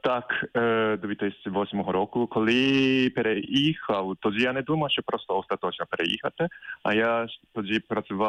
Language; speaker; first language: Ukrainian; non-native, fluent; Japanese